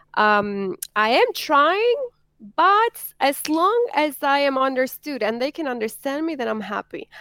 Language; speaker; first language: English; non-native, fluent; Spanish